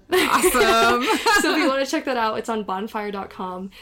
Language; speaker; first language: English; native; English